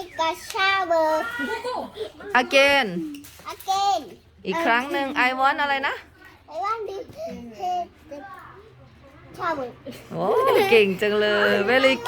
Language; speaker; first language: Thai; native; Thai